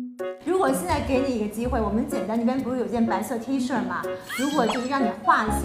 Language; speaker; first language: Chinese; native; Chinese